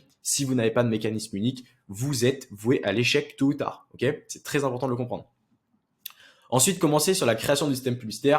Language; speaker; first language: French; native; French